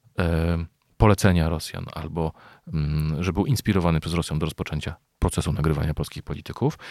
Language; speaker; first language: Polish; native; Polish